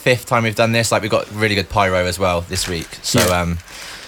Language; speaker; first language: English; native; English